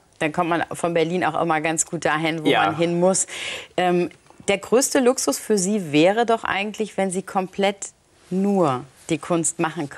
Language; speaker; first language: German; native; German